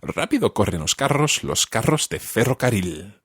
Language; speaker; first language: Spanish; non-native, fluent; English